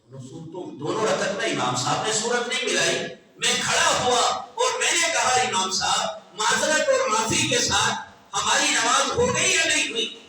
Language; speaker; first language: Urdu; native; Urdu